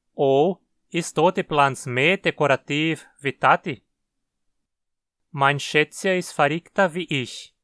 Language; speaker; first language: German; early bilingual, heritage; Portuguese